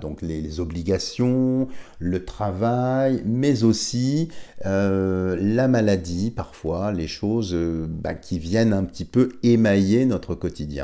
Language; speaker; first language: French; native; French